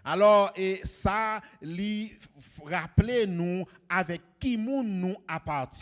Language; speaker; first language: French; non-native, local second language; Haitian Creole